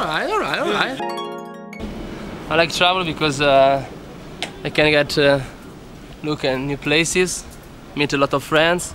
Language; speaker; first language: English; non-native, learner; Italian